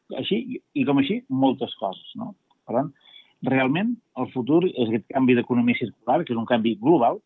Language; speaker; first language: Catalan; native; Catalan